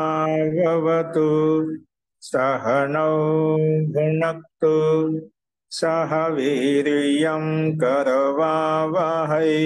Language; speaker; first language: Hindi; non-native, local second language; Telugu